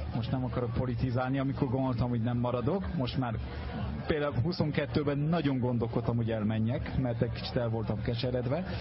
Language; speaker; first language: Hungarian; early bilingual, heritage; French